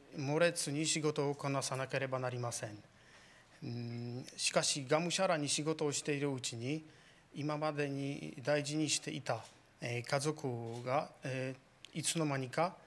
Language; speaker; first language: Japanese; non-native, fluent; Polish